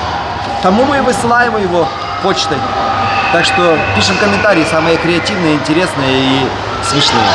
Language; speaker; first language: Russian; native; Russian